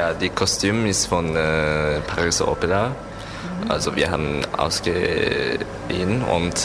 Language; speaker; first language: German; non-native, learner; Japanese